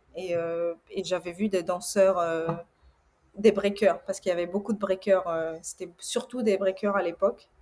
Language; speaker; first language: French; early bilingual, other home language; Portuguese